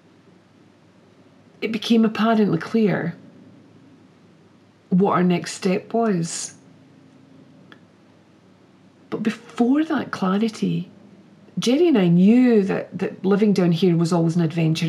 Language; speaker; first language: English; native; English